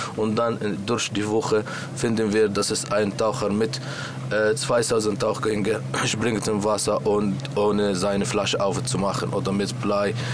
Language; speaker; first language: German; non-native, learner; Arabic